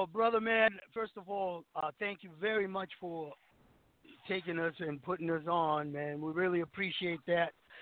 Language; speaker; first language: English; non-native, local second language; Shona